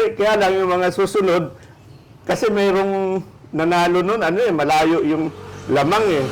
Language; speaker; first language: Filipino; non-native, local second language; Aklanon